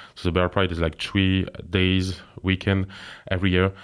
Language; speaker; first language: English; non-native, fluent; French